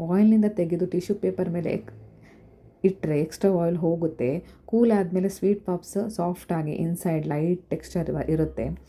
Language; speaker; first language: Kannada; non-native, local second language; Konkani